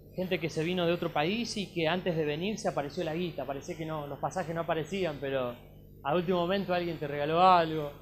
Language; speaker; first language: Spanish; native; Spanish